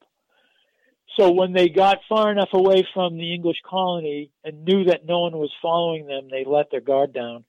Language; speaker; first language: English; native; English